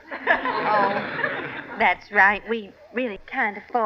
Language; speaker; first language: English; native; English